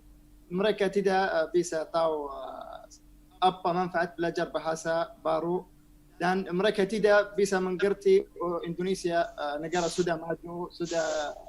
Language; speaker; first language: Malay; non-native, learner; Arabic